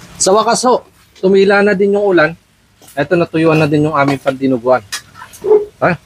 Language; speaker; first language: Filipino; non-native, local second language; Iloko